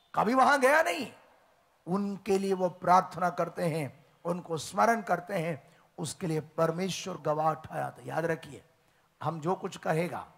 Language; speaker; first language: Hindi; native; Hindi